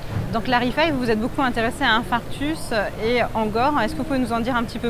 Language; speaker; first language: French; native; French